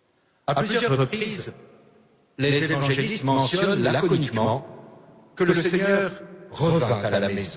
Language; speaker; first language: French; native; French